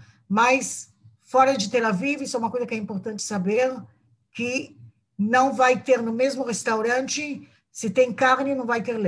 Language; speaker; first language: Portuguese; non-native, fluent; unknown